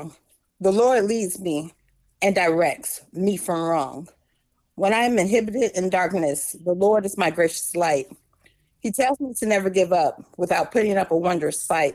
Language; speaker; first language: English; native; English